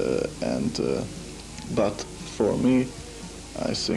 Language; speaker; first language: English; non-native, learner; Hungarian